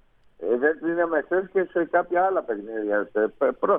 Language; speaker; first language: Greek; non-native, fluent; Spanish